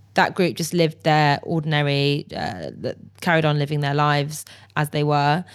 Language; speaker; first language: English; native; English